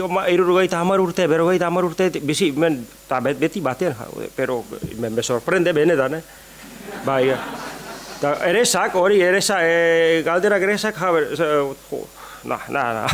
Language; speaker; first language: Basque; non-native, learner; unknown